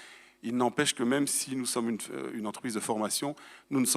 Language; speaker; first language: French; native; French